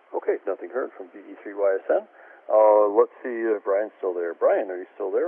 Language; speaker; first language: English; native; English